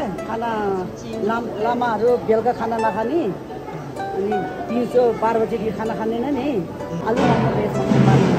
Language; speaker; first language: Nepali; non-native, local second language; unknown